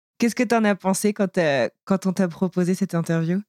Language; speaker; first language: French; native; French